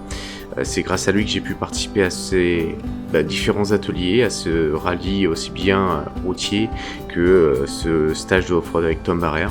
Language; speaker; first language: French; native; French